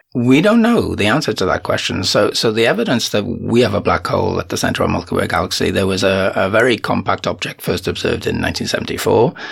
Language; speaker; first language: English; native; English